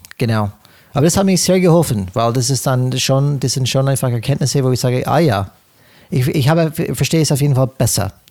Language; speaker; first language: German; non-native, fluent; English